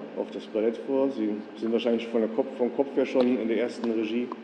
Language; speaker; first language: German; native; German